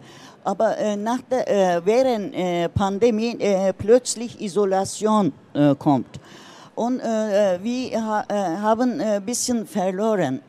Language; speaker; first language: German; non-native, learner; Turkish